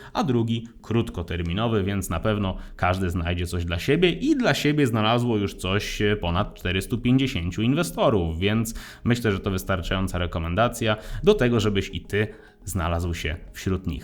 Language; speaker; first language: Polish; native; Polish